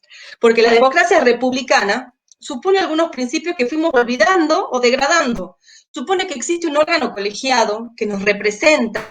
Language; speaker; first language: Spanish; native; Spanish